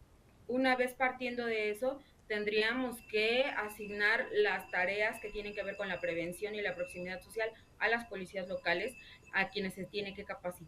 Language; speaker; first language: Spanish; native; Spanish